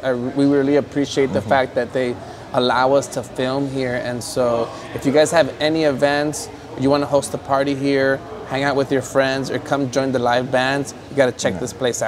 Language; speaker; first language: English; early bilingual, other home language; Spanish